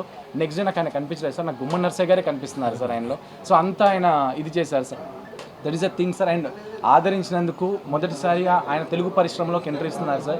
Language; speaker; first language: Telugu; native; Telugu